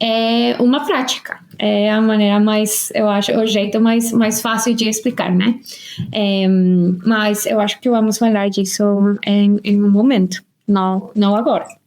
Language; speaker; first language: Portuguese; non-native, fluent; Spanish